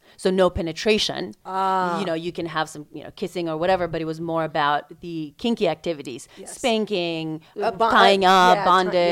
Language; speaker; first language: English; non-native, fluent; Macedonian